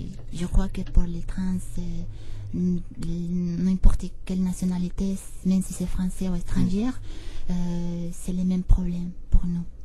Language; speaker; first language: French; non-native, fluent; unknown